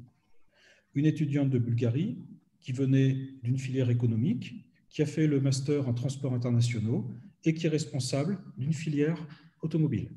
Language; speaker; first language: French; native; French